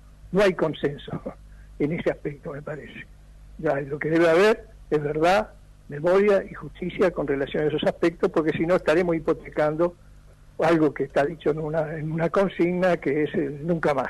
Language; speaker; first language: Spanish; native; Spanish